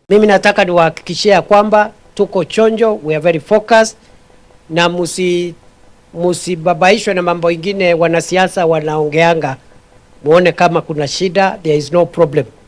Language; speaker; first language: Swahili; non-native, local second language; Meru